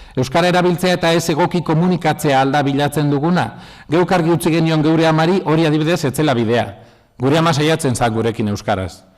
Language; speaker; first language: Basque; non-native, local second language; Spanish